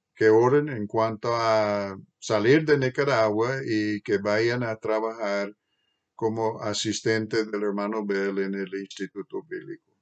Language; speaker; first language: Spanish; non-native, fluent; English